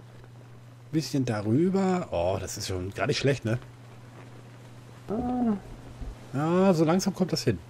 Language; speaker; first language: German; native; German